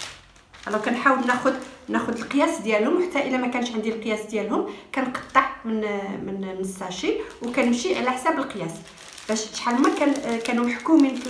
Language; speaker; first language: Arabic; native; Arabic